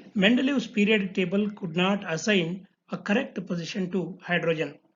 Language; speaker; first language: English; non-native, local second language; Kannada